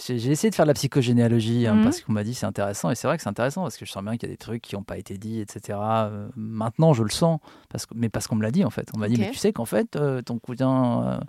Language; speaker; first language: French; native; French